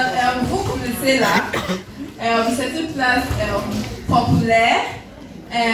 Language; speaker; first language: French; non-native, learner; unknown